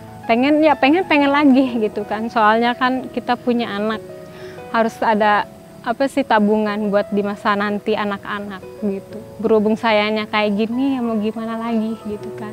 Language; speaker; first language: Indonesian; non-native, local second language; Sundanese